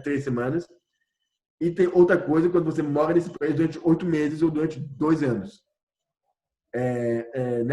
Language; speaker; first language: Portuguese; non-native, fluent; French